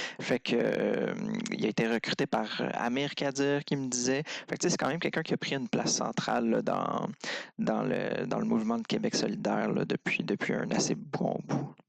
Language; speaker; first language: French; native; French